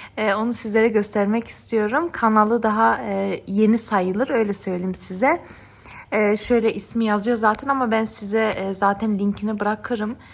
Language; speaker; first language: Turkish; early bilingual, heritage; Turkish